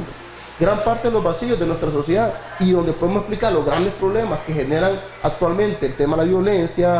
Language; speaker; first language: Spanish; native; Spanish